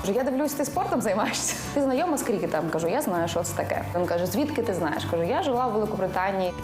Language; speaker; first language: Ukrainian; native; Ukrainian